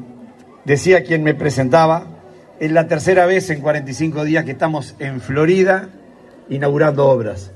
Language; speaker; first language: Spanish; native; Spanish